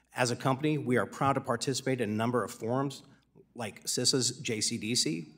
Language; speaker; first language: English; native; English